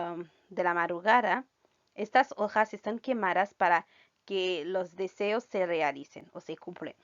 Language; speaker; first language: Spanish; non-native, fluent; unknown